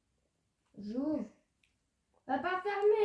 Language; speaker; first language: French; native; French